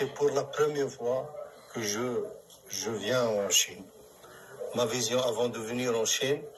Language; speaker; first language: French; non-native, local second language; Arabic